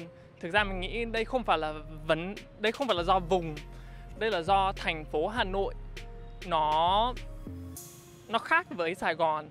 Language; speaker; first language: Vietnamese; non-native, fluent; English